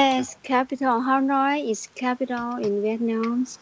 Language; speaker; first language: English; non-native, learner; Thai